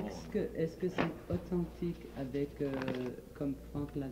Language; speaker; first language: French; non-native, fluent; English